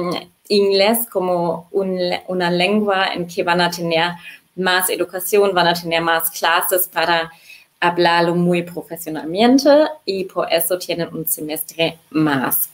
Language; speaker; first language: Spanish; non-native, fluent; German